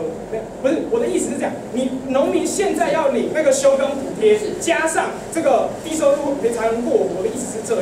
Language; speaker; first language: Chinese; native; Chinese